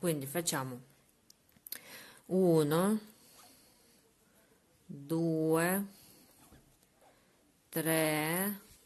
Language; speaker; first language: Italian; non-native, learner; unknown